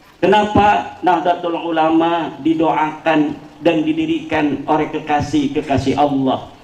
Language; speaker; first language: Indonesian; non-native, local second language; Javanese